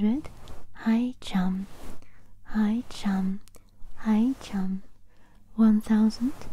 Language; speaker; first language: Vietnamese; non-native, learner; English